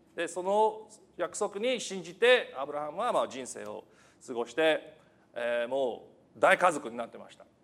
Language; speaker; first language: Japanese; non-native, fluent; English